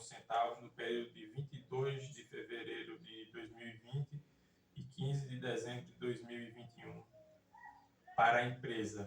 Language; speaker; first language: Portuguese; native; Portuguese